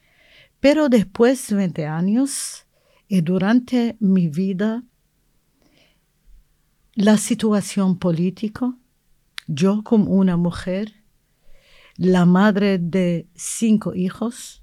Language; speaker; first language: Spanish; non-native, learner; Arabic